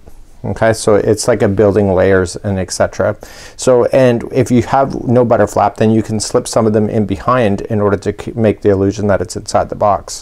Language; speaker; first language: English; native; English